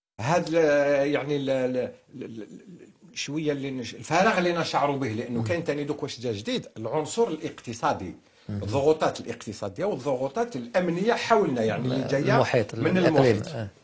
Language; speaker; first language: Arabic; native; Arabic